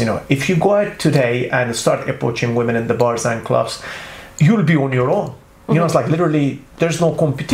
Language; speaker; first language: English; non-native, fluent; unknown